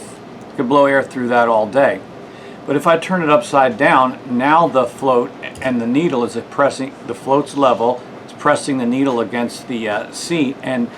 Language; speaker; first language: English; native; English